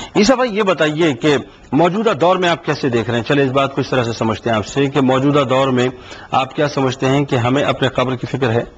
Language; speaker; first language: Urdu; native; Urdu